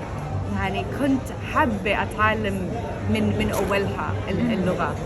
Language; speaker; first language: Arabic; non-native, fluent; English